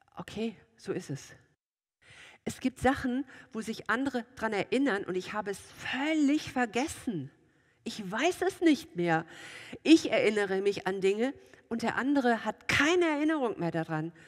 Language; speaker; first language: German; native; German